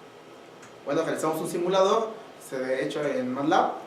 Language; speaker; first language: Spanish; native; Spanish